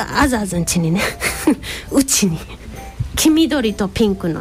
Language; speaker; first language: Japanese; native; Japanese